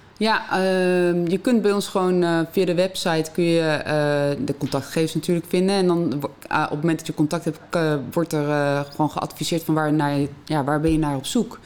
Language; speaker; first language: Dutch; native; Dutch